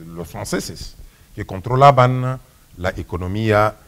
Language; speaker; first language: Spanish; non-native, fluent; Swahili